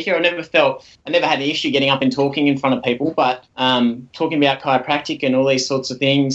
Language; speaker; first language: English; native; English